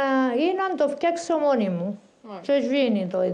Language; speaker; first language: Greek; non-native, local second language; Turkish